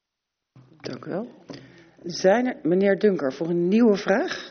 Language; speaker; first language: Dutch; native; Dutch